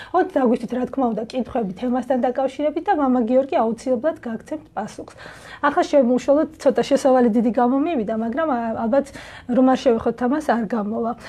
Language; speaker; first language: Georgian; native; Georgian